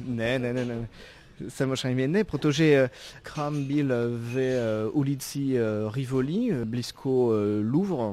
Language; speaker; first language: Czech; non-native, fluent; French